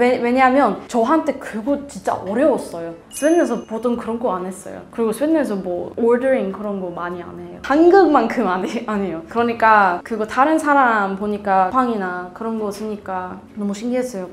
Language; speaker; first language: Korean; non-native, learner; Swedish